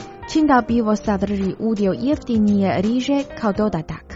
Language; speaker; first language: Croatian; non-native, fluent; Chinese